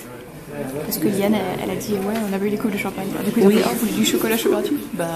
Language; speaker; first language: French; native; French